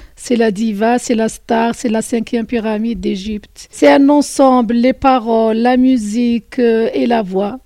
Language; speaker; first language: French; non-native, local second language; Arabic